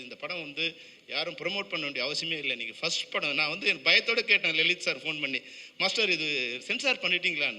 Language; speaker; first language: Tamil; native; Tamil